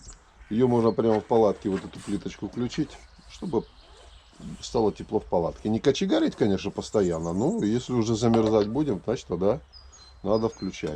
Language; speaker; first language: Russian; native; Russian